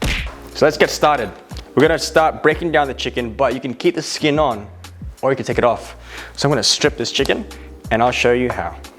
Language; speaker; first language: English; native; English